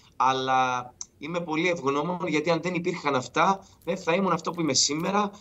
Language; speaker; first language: Greek; native; Greek